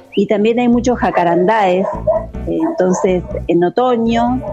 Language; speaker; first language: Spanish; native; Spanish